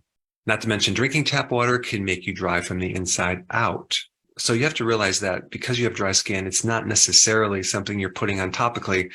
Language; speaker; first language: English; native; English